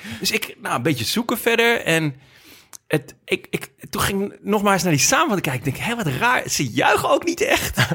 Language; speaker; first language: Dutch; native; Dutch